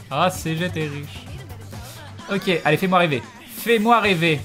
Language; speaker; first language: French; native; French